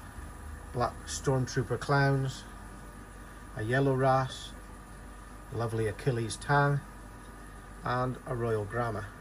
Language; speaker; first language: English; native; English